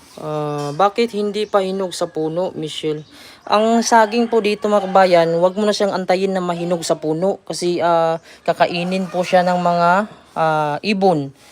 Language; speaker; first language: Filipino; non-native, local second language; Cebuano